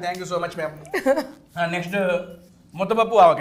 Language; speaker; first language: Telugu; native; Telugu